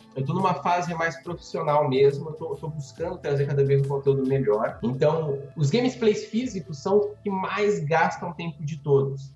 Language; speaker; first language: Portuguese; native; Portuguese